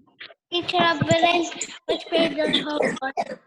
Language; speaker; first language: English; non-native, learner; Arabic